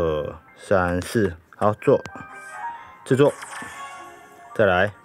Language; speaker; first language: Chinese; native; Chinese